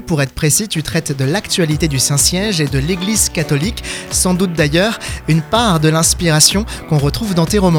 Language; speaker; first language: French; native; French